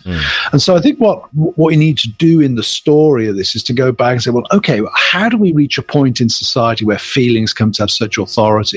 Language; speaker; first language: English; native; English